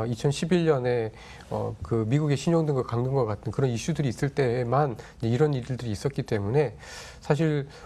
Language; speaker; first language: Korean; native; Korean